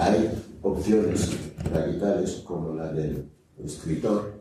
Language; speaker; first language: Spanish; non-native, local second language; Fang